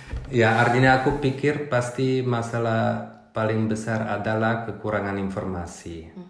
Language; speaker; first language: Indonesian; non-native, fluent; German